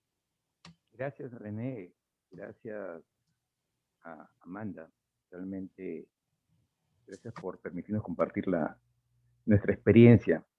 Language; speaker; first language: Spanish; native; Spanish